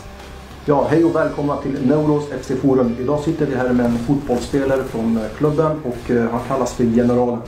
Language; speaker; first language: Swedish; native; Swedish